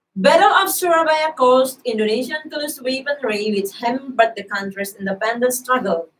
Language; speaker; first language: English; non-native, fluent; Indonesian